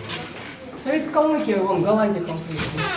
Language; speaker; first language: Russian; native; Russian